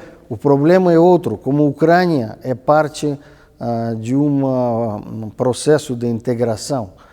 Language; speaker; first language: Portuguese; non-native, fluent; Russian